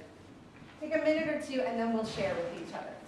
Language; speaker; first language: English; native; English